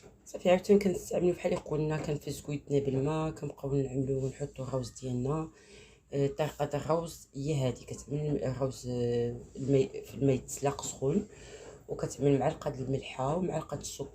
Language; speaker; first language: Arabic; native; Arabic